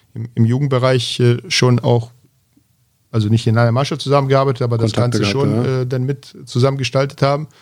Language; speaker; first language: German; early bilingual, other home language; Bosnian